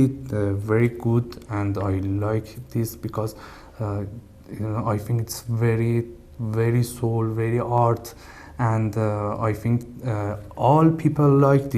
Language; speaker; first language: English; non-native, learner; Persian